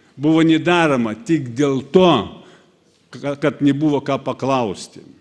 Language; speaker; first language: Lithuanian; non-native, fluent; Russian